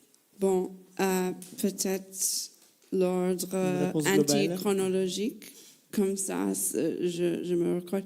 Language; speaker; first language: French; non-native, fluent; English